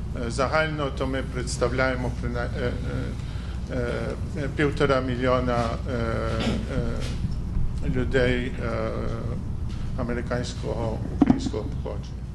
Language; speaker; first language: Ukrainian; early bilingual, heritage; Ukrainian